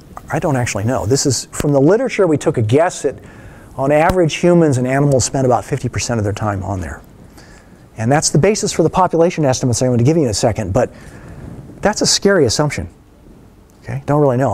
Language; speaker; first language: English; native; English